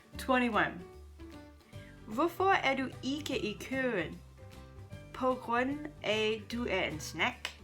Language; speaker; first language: Danish; non-native, learner; English